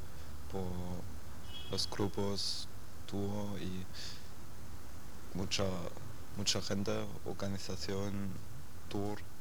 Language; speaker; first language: Spanish; non-native, learner; German